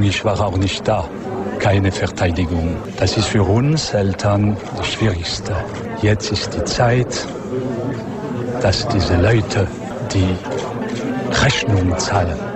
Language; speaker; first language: German; non-native, learner; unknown